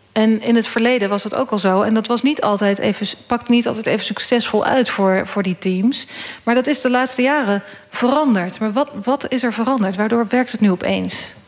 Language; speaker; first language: Dutch; native; Dutch